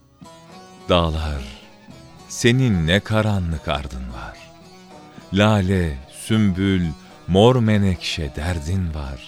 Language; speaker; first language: Turkish; native; Turkish